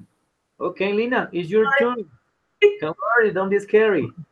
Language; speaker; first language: English; non-native, learner; Spanish